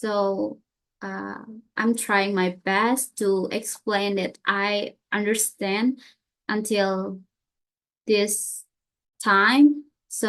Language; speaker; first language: English; non-native, learner; Indonesian